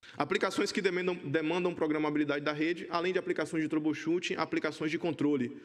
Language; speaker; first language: Portuguese; native; Portuguese